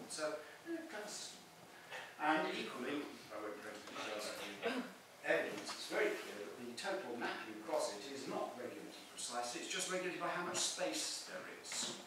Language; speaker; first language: English; native; English